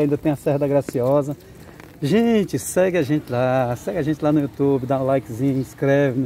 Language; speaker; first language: Portuguese; native; Portuguese